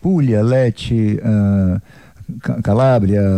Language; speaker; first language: Italian; non-native, learner; Portuguese